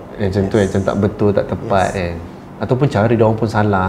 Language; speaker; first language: Malay; native; Malay